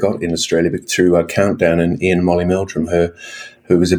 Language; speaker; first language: English; native; English